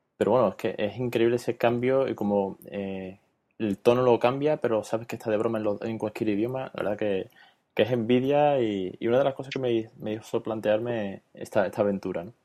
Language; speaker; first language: Spanish; native; Spanish